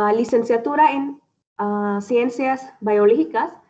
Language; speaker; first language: Spanish; non-native, learner; Malayalam